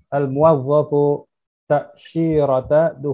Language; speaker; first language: Arabic; non-native, learner; Indonesian